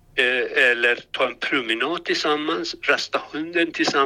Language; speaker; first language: Swedish; non-native, fluent; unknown